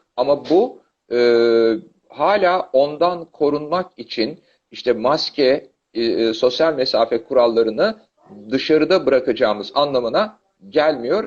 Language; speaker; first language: Turkish; native; Turkish